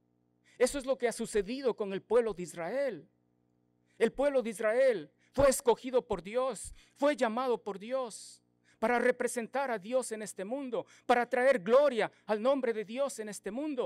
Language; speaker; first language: Spanish; native; Spanish